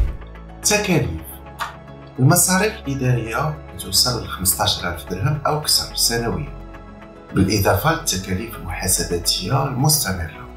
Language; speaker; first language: Arabic; native; Arabic